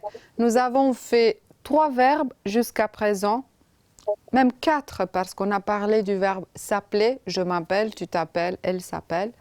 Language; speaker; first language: French; non-native, fluent; Romanian